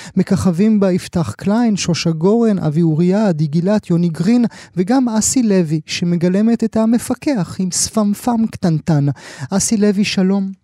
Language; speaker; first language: Hebrew; native; Hebrew